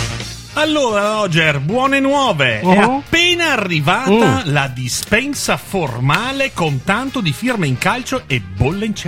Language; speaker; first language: Italian; native; Italian